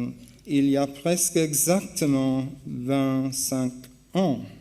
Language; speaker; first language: French; non-native, learner; English